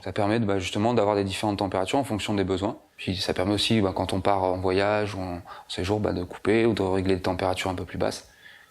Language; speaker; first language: French; native; French